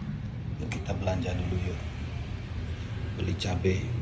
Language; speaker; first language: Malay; non-native, local second language; Javanese